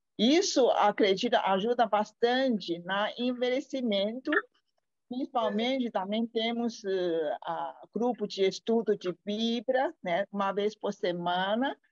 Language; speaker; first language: Portuguese; non-native, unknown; Chinese